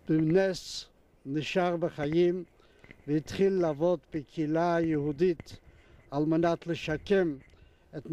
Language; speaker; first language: Hebrew; non-native, fluent; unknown